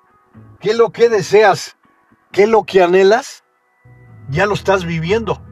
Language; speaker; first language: Spanish; native; Spanish